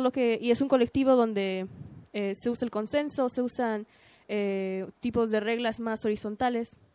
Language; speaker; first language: Spanish; early bilingual, heritage; Spanish